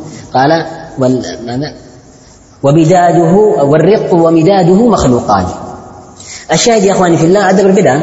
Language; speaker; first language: Arabic; non-native, fluent; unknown